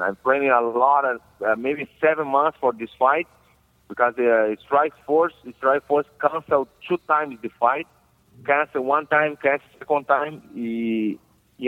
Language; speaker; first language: English; non-native, learner; Portuguese